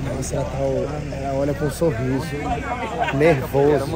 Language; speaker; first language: Portuguese; native; Portuguese